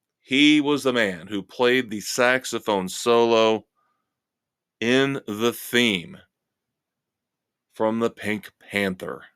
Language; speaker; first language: English; native; English